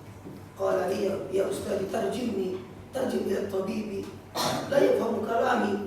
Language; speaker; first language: Arabic; non-native, learner; Indonesian